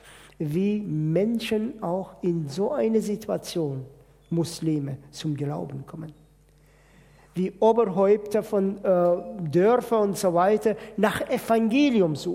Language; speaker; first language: German; non-native, fluent; Persian